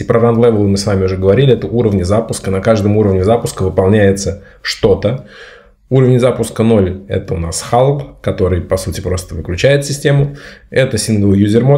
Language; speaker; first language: Russian; native; Russian